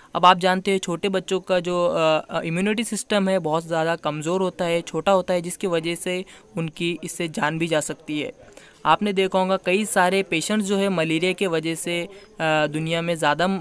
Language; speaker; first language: Hindi; non-native, local second language; Urdu